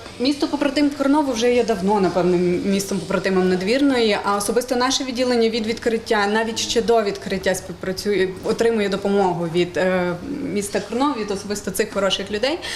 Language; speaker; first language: Ukrainian; native; Ukrainian